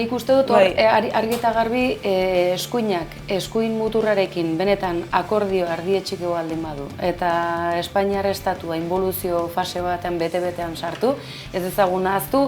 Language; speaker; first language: Basque; native; Basque